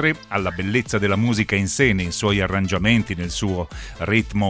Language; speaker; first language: Italian; native; Italian